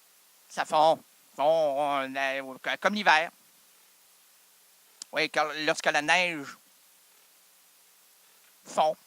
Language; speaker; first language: French; native; French